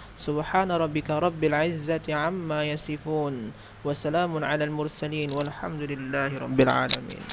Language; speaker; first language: Malay; native; Malay